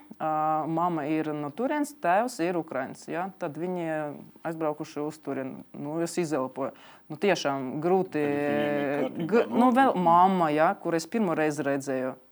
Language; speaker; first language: Latvian; non-native, local second language; Russian